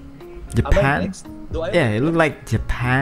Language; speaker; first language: English; non-native, learner; Indonesian